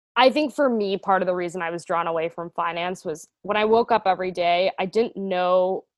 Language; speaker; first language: English; native; English